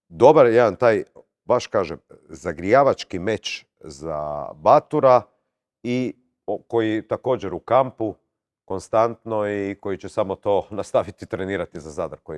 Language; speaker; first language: Croatian; native; Croatian